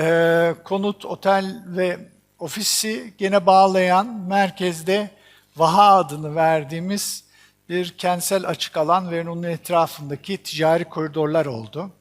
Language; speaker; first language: Turkish; native; Turkish